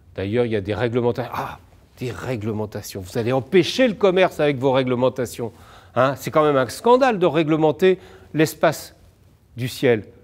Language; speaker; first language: French; native; French